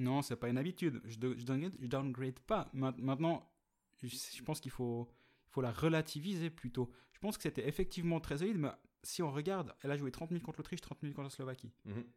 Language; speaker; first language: French; native; French